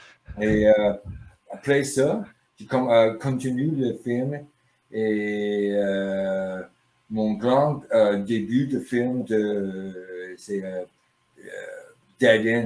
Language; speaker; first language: French; non-native, learner; English